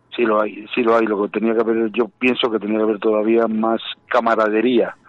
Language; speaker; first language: Spanish; native; Spanish